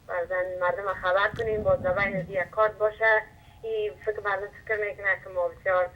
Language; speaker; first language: Persian; native; Persian